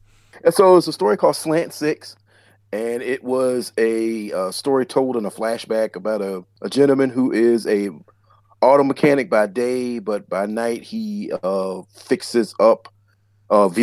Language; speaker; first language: English; native; English